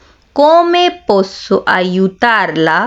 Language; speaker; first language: Italian; non-native, fluent; Urdu